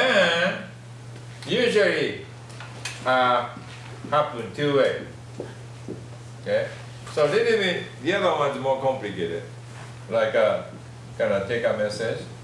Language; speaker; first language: English; non-native, fluent; Japanese